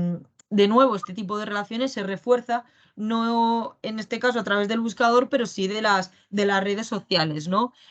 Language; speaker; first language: Spanish; native; Spanish